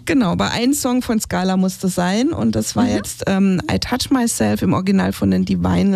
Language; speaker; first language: German; native; German